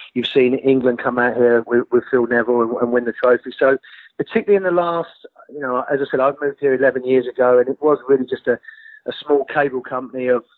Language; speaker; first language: English; native; English